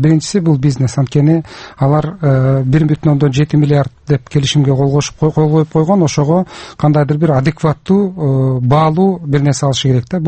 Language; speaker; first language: Kyrgyz; native; Kyrgyz